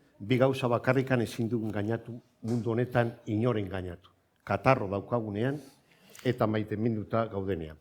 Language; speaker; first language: Basque; non-native, local second language; Spanish